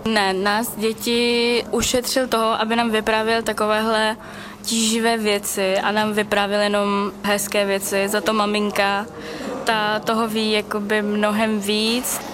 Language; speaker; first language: Czech; native; Czech